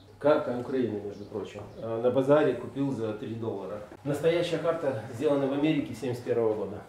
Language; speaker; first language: Russian; native; Russian